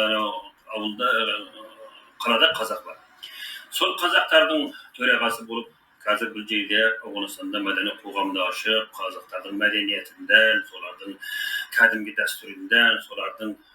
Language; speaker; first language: Kazakh; early bilingual, heritage; Kazakh